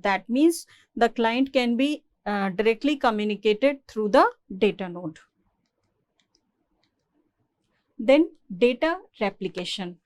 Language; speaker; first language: English; non-native, local second language; Hindi